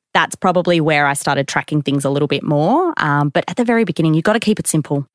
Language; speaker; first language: English; native; English